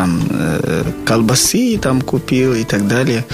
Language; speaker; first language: Russian; non-native, learner; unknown